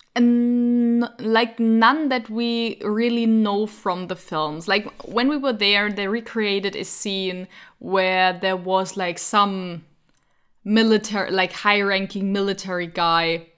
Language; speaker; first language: English; non-native, fluent; German